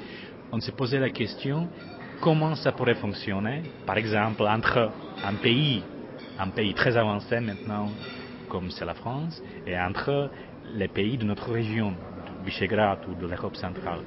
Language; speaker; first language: French; non-native, fluent; Czech